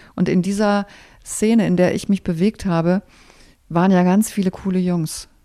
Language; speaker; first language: German; native; German